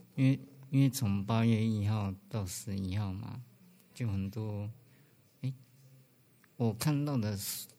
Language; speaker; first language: Chinese; native; Chinese